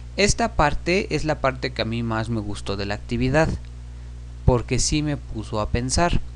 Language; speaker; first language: Spanish; native; Spanish